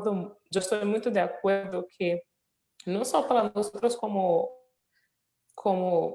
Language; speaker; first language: Spanish; non-native, fluent; Portuguese